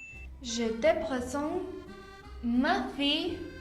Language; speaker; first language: French; non-native, learner; Spanish